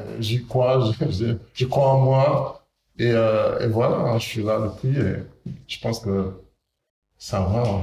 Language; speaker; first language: French; non-native, fluent; English